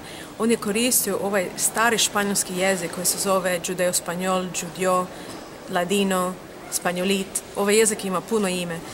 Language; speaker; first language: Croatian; non-native, learner; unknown